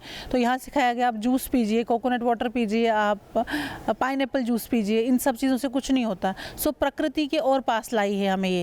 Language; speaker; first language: Hindi; native; Hindi